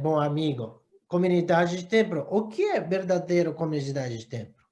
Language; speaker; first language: Portuguese; non-native, learner; Japanese